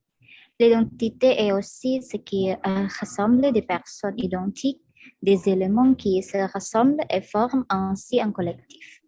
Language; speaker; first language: French; non-native, fluent; Indonesian